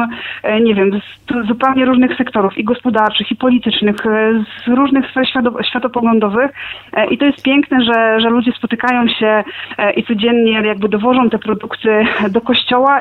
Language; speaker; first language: Polish; native; Polish